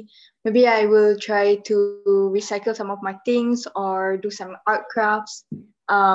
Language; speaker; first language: English; non-native, local second language; Malay